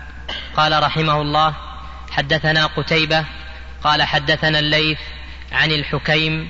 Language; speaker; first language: Arabic; native; Arabic